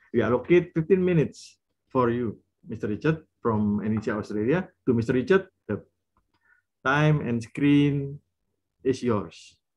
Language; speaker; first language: English; non-native, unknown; Indonesian